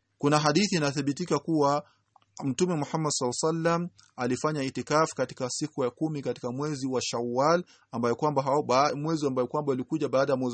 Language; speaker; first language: Swahili; native; Swahili